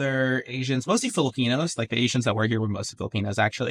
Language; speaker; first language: English; native; English